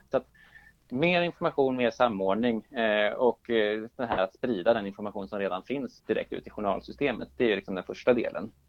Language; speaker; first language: Swedish; native; Swedish